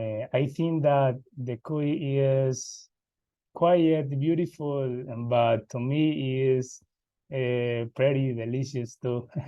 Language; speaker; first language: English; non-native, learner; Spanish